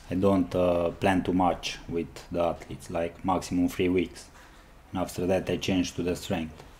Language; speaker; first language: English; non-native, learner; Romanian